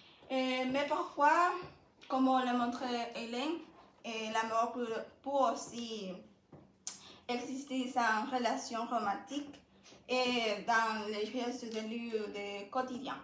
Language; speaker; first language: French; non-native, learner; Spanish